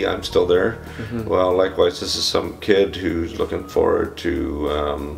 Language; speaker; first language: English; native; English